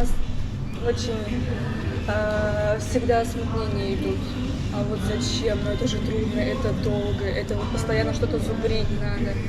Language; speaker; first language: Russian; native; Russian